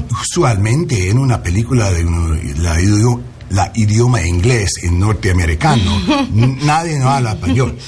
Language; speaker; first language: Spanish; non-native, learner; English